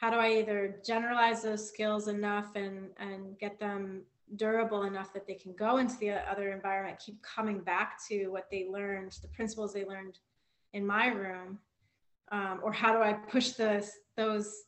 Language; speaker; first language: English; native; English